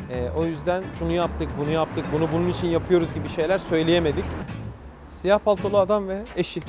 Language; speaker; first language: Turkish; native; Turkish